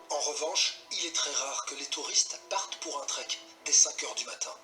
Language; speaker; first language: French; native; French